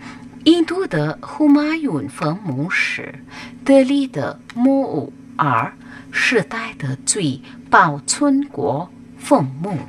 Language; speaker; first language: Chinese; non-native, learner; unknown